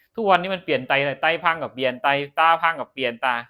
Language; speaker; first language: Thai; non-native, local second language; Northeastern Thai